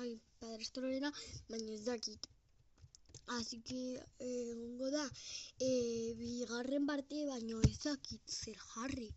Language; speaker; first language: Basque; non-native, learner; Spanish